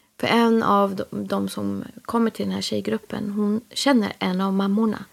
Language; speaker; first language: Swedish; early bilingual, other home language; Spanish